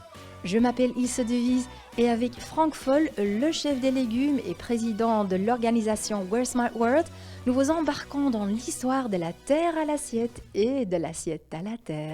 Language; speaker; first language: French; non-native, local second language; Dutch